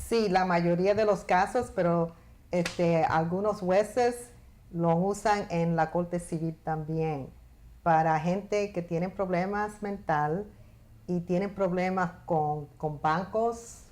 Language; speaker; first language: Spanish; early bilingual, heritage; Spanish